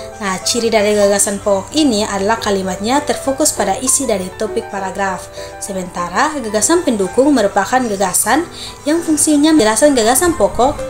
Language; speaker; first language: Indonesian; native; Indonesian